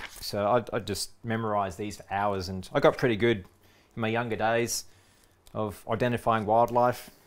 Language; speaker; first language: English; native; English